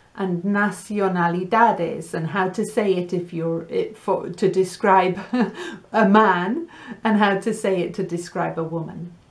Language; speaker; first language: English; native; English